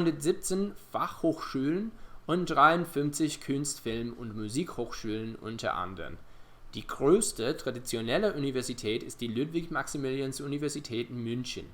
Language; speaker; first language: German; non-native, fluent; English